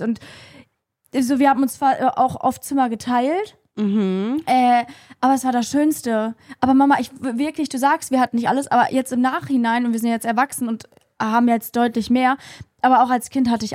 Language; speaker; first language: German; early bilingual, other home language; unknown